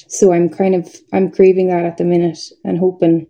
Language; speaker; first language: English; native; English